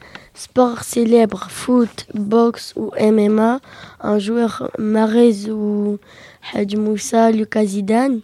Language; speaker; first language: French; early bilingual, other home language; Arabic